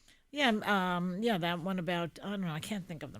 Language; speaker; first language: English; native; English